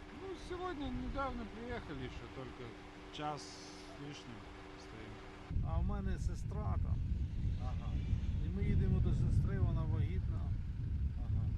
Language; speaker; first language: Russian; non-native, local second language; Ukrainian